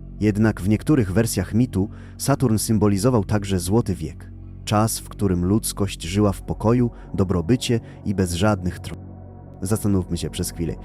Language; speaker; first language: Polish; native; Polish